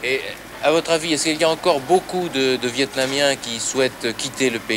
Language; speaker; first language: French; native; French